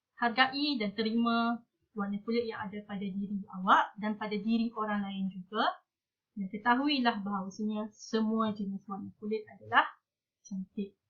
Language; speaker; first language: Malay; native; Malay